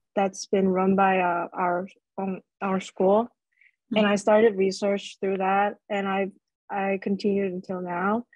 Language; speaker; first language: English; non-native, fluent; Korean